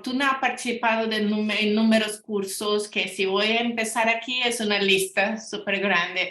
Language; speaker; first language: Spanish; non-native, fluent; Portuguese